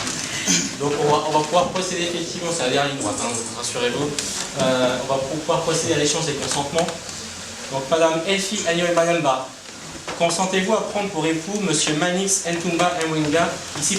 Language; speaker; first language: French; native; French